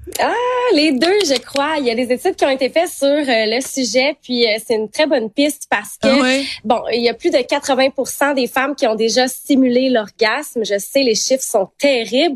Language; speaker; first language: French; native; French